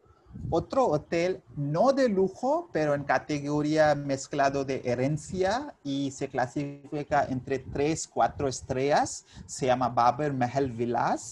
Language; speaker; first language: Spanish; non-native, fluent; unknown